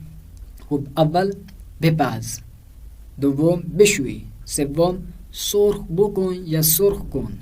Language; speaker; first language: Persian; non-native, fluent; Urdu